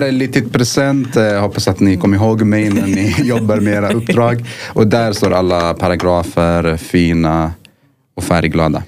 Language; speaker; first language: Swedish; non-native, fluent; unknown